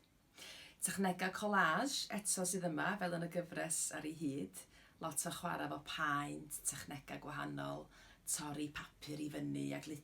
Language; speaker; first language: Welsh; native; Welsh